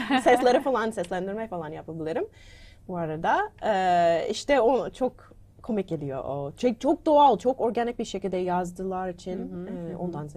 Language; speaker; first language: Turkish; non-native, learner; English